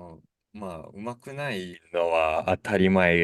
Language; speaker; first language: Japanese; non-native, fluent; Russian